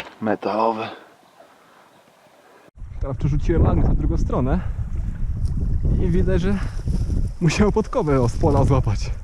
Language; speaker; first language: Polish; native; Polish